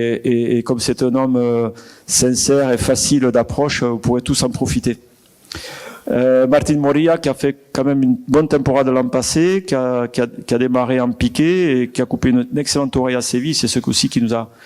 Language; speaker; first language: French; native; French